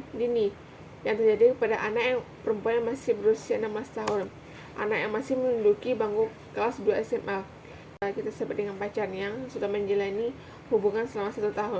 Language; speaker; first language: Indonesian; native; Indonesian